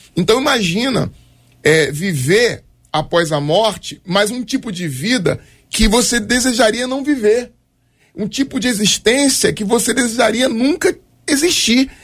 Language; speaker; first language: Portuguese; native; Portuguese